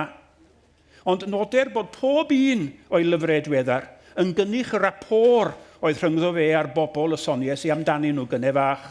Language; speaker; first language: Welsh; native; Welsh